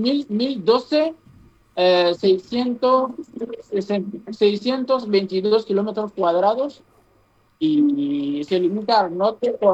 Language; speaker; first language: Spanish; non-native, fluent; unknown